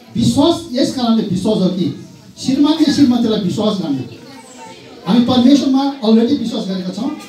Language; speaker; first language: Nepali; non-native, local second language; Sherpa